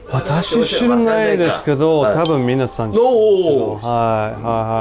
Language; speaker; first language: Japanese; non-native, learner; English